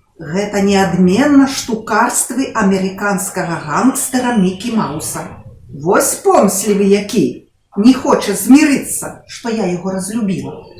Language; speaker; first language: Belarusian; non-native, local second language; Russian